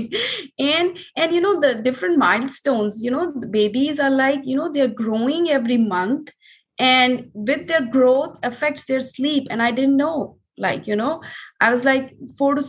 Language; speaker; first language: English; non-native, local second language; Hindi